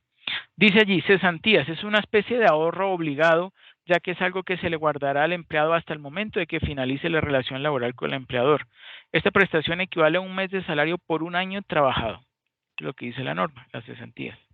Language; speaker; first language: Spanish; native; Spanish